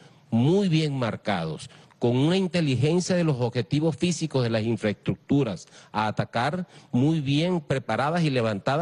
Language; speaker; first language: Spanish; native; Spanish